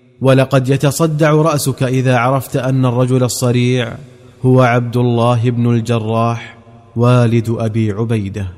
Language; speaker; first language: Arabic; native; Arabic